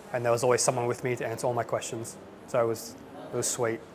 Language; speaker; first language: English; native; English